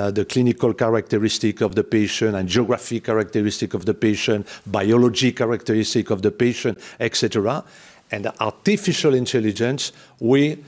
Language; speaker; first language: English; non-native, fluent; French